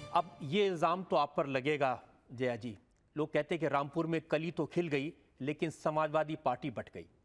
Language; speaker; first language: Hindi; native; Hindi